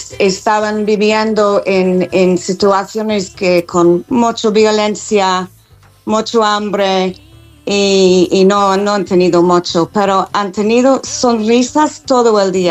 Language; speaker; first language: Spanish; non-native, fluent; English